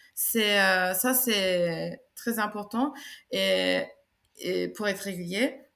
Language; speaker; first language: French; non-native, fluent; Turkish